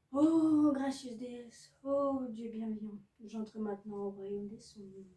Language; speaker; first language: French; native; French